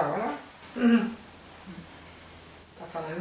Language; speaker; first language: French; native; French